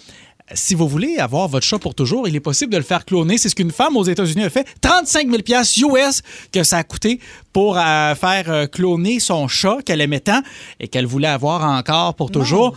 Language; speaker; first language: French; native; French